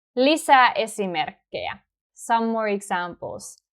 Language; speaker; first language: English; non-native, fluent; Finnish